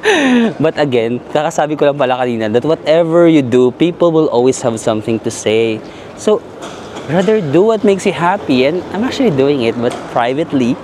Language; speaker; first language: English; non-native, local second language; Filipino